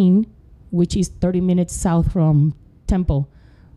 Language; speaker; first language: English; non-native, fluent; Spanish